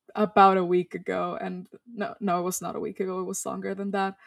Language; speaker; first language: English; non-native, fluent; Spanish